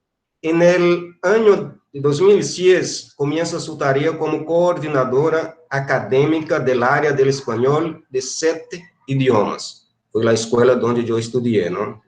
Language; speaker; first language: Spanish; non-native, fluent; Portuguese